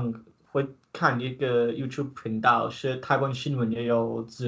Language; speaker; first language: Chinese; non-native, learner; English